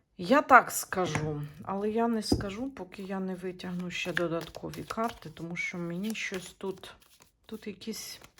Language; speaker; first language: Ukrainian; native; Ukrainian